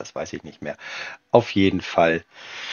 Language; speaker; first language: German; native; German